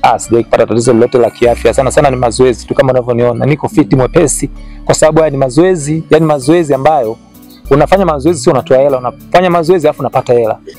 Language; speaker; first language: Swahili; non-native, local second language; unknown